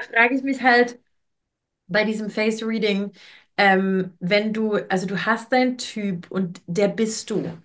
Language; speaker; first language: German; native; German